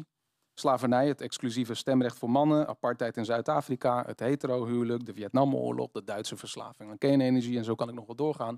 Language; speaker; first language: Dutch; native; Dutch